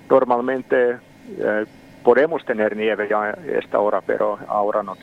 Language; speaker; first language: Spanish; non-native, fluent; Finnish